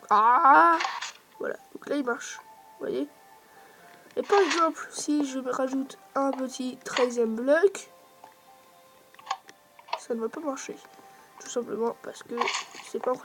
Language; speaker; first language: French; native; French